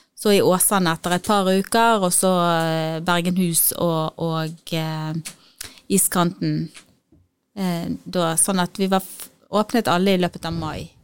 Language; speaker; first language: Norwegian; native; Norwegian